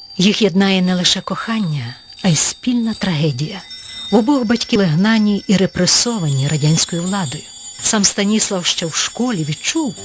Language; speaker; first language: Ukrainian; native; Ukrainian